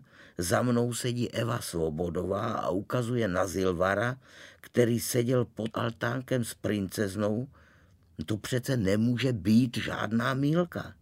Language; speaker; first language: Czech; native; Czech